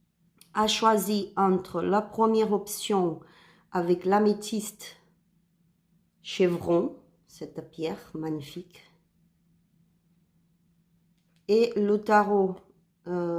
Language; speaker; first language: French; non-native, learner; Spanish